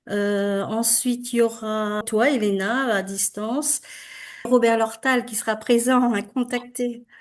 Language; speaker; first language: French; native; French